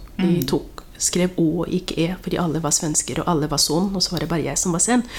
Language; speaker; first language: Norwegian; early bilingual, other home language; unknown